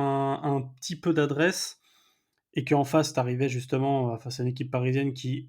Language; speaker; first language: French; native; French